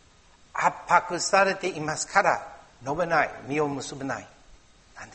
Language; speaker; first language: Japanese; non-native, learner; English